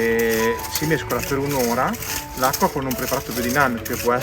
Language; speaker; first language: Italian; native; Italian